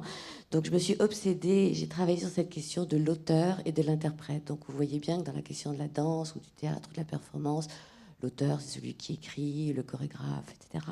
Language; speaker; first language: French; native; French